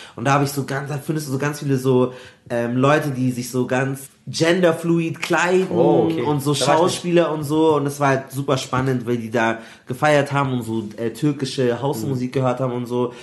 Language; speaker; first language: German; early bilingual, other home language; Arabic